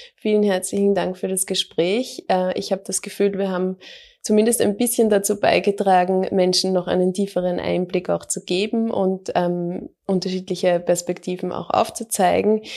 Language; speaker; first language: German; native; German